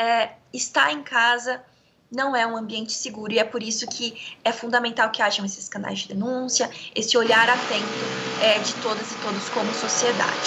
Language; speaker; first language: Portuguese; native; Portuguese